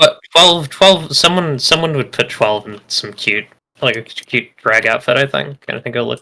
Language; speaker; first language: English; native; English